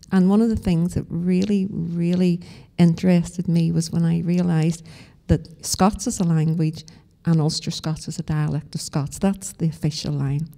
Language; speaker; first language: English; native; English